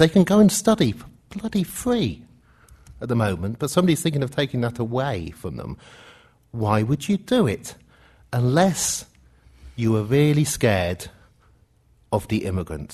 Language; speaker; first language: English; native; English